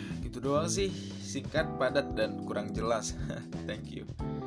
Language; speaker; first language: Indonesian; native; Indonesian